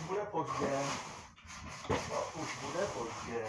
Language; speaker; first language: Czech; native; Czech